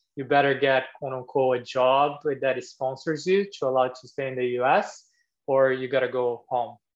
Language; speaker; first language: English; non-native, fluent; Portuguese